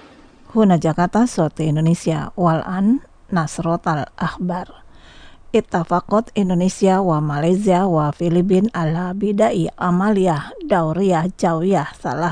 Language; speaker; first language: Arabic; non-native, fluent; Indonesian